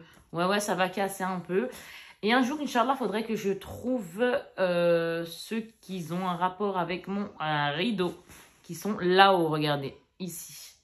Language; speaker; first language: French; native; French